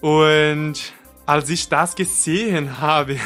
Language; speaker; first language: German; non-native, fluent; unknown